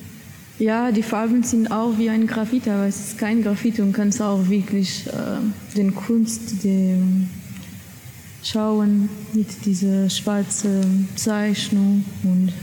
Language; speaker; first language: German; non-native, learner; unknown